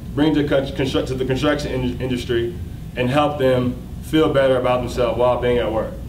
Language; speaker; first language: English; native; English